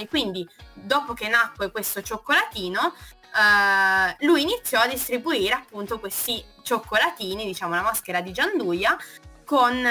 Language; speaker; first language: Italian; native; Italian